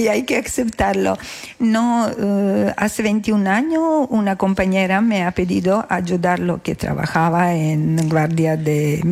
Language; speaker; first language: Spanish; non-native, learner; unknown